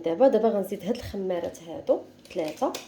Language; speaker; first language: Arabic; native; Arabic